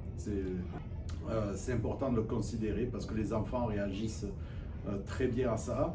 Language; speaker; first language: French; native; French